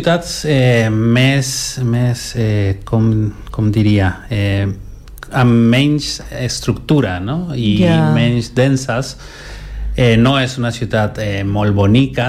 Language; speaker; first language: Catalan; non-native, fluent; Spanish